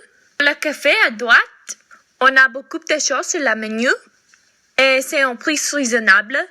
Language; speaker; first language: French; non-native, learner; English